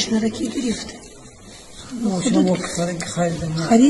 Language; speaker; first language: Russian; non-native, learner; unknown